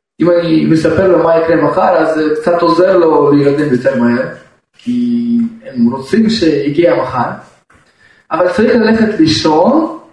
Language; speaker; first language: Hebrew; non-native, fluent; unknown